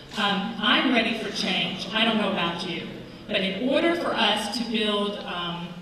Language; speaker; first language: English; native; English